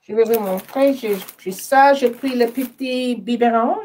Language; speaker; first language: French; non-native, learner; English